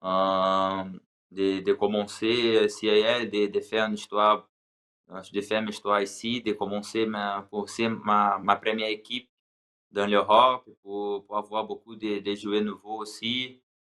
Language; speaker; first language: French; non-native, learner; Portuguese